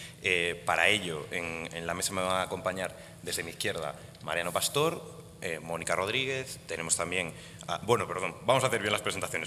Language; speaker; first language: Spanish; native; Spanish